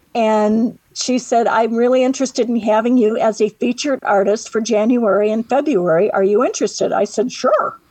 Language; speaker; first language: English; native; English